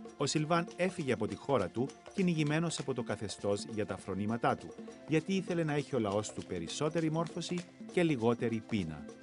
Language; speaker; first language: Greek; native; Greek